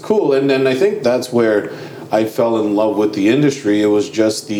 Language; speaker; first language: English; native; English